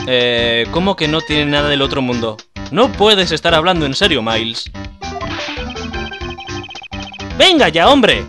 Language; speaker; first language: Spanish; native; Spanish